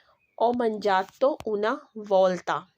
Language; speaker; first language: Italian; non-native, learner; Urdu